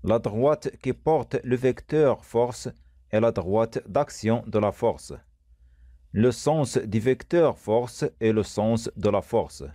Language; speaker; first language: French; non-native, local second language; Arabic